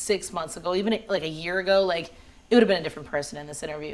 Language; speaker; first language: English; native; English